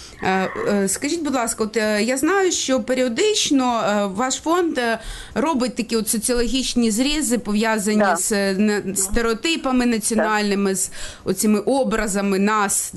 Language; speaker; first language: Ukrainian; native; Ukrainian